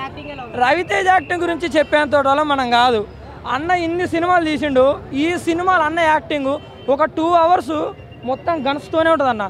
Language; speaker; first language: Telugu; native; Telugu